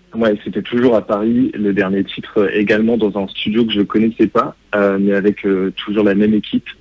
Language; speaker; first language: French; native; French